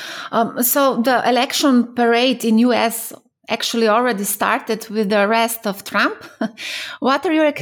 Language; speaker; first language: English; non-native, fluent; Slovenian